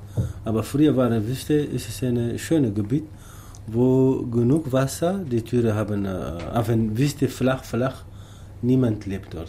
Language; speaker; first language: German; non-native, learner; Tamasheq